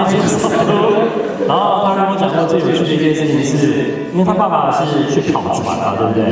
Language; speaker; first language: Chinese; native; Chinese